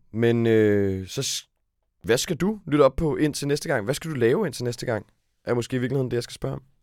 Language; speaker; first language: Danish; native; Danish